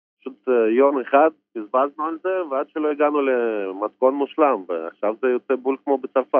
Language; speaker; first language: Hebrew; non-native, fluent; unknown